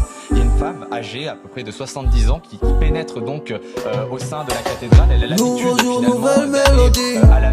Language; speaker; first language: French; native; French